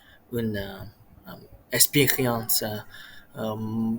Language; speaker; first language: French; non-native, learner; Malay